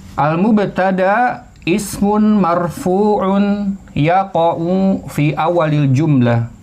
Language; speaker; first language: Arabic; non-native, fluent; Indonesian